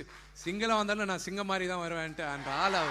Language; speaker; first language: Tamil; non-native, local second language; Telugu